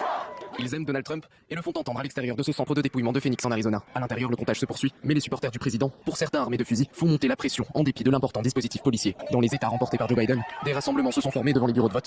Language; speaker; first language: French; native; French